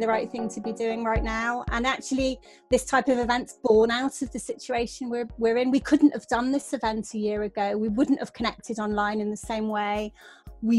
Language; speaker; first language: English; native; English